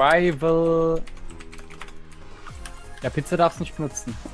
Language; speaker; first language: German; native; German